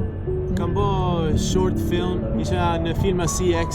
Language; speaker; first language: Albanian; early bilingual, heritage; Albanian